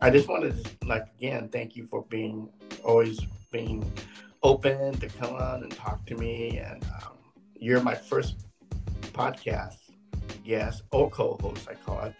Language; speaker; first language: English; native; English